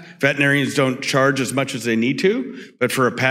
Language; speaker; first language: English; native; English